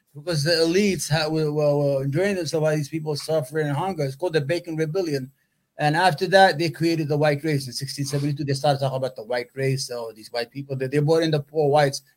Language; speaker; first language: English; native; English